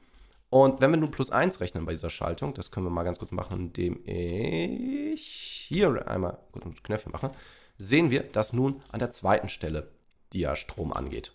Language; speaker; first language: German; native; German